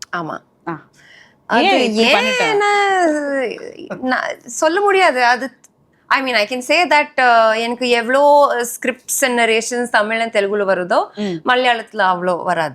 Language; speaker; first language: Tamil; non-native, fluent; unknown